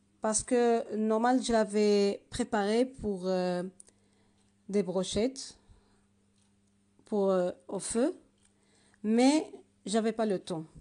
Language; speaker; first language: French; non-native, learner; Arabic